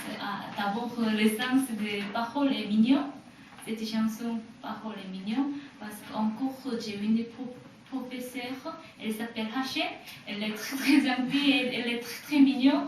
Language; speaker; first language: French; non-native, learner; Korean